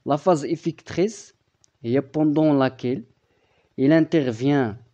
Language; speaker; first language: French; non-native, local second language; Arabic